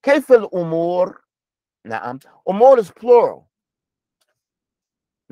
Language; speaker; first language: Arabic; non-native, fluent; English